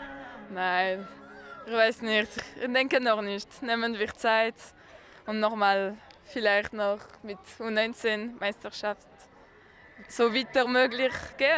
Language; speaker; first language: German; non-native, learner; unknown